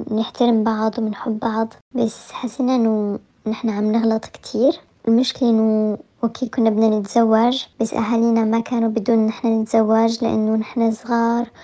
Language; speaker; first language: Arabic; early bilingual, heritage; French